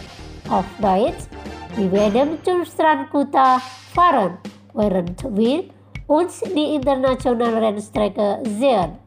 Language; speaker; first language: German; non-native, learner; Indonesian